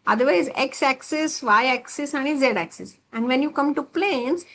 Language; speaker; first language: English; non-native, local second language; Marathi